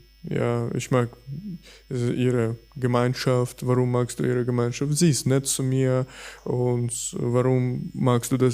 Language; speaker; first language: German; non-native, fluent; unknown